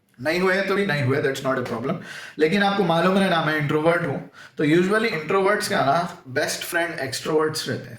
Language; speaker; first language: Urdu; native; Urdu